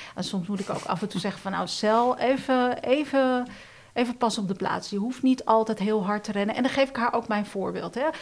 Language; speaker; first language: Dutch; early bilingual, other home language; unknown